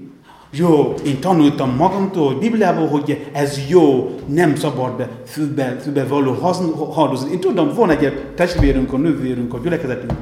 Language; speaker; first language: Hungarian; non-native, fluent; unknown